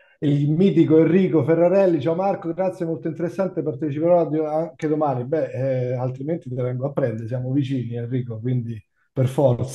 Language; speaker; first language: Italian; native; Italian